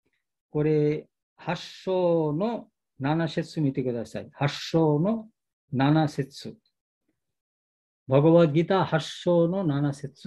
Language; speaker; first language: Japanese; non-native, learner; Bangla